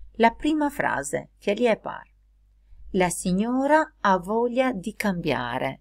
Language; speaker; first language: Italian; non-native, fluent; Albanian